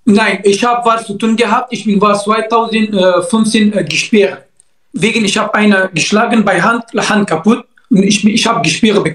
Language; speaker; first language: German; non-native, learner; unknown